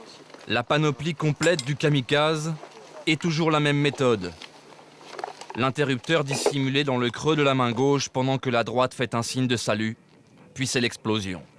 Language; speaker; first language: French; native; French